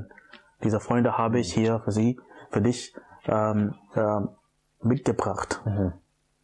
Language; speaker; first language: German; non-native, fluent; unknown